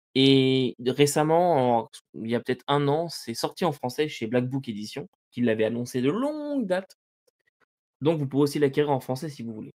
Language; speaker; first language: French; native; French